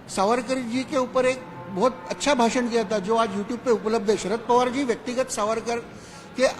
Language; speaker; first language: Hindi; non-native, local second language; Marathi